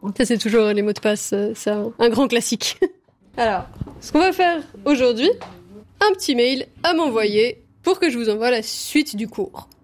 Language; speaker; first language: French; native; French